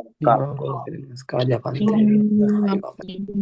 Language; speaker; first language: Japanese; non-native, learner; Sinhala